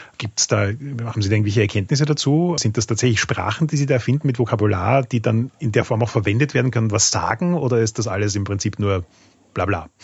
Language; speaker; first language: German; native; German